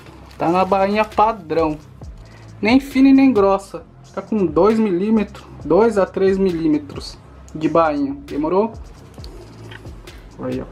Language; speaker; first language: Portuguese; native; Portuguese